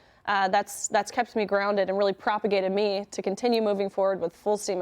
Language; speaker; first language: English; native; English